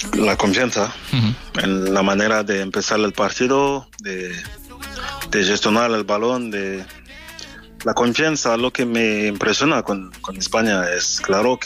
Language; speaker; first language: Spanish; non-native, fluent; French